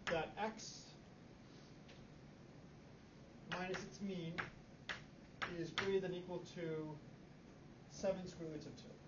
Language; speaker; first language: English; native; English